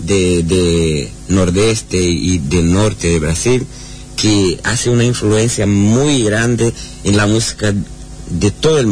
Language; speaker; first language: Spanish; non-native, learner; Portuguese